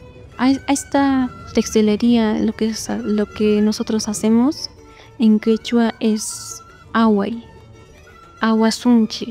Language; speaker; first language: Spanish; non-native, local second language; Quechua